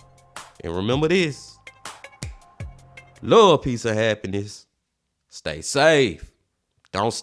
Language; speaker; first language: English; native; English